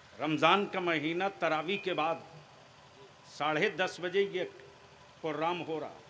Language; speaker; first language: Hindi; native; Hindi